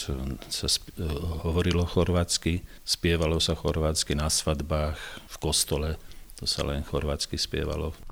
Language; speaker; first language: Slovak; non-native, local second language; Croatian